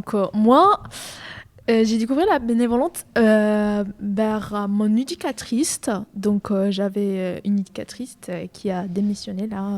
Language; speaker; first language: French; non-native, fluent; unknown